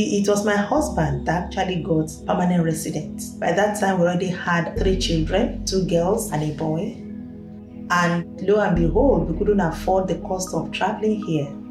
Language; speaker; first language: English; non-native, local second language; Yoruba